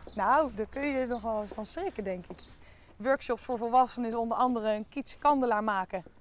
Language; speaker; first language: Dutch; native; Dutch